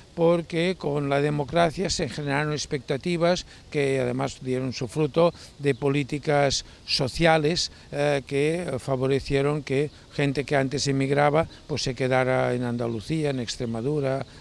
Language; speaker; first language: Spanish; native; Spanish